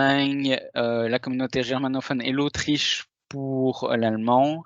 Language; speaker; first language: French; native; French